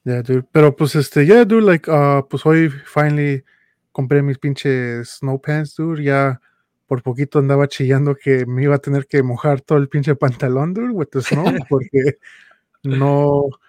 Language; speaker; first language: Spanish; early bilingual, other home language; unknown